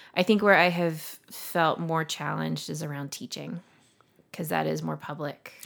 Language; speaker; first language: English; native; English